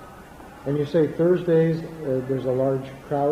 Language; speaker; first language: English; native; English